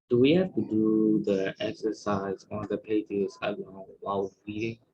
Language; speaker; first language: English; non-native, fluent; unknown